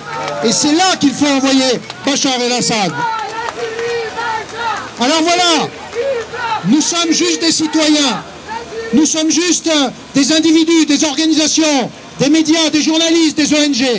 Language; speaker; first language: French; native; French